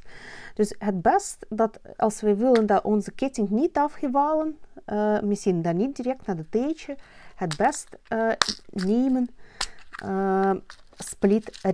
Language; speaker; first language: Dutch; non-native, learner; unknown